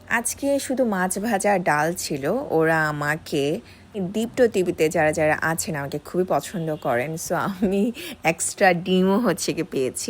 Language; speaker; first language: Bangla; non-native, local second language; Marma